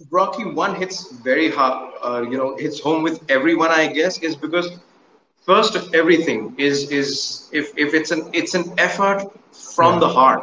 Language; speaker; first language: English; non-native, local second language; Hindi